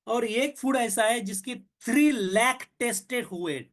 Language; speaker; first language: Hindi; non-native, local second language; Marathi